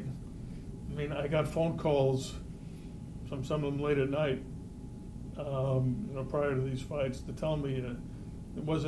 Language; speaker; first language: English; native; English